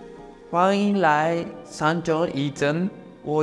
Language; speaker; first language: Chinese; non-native, learner; Japanese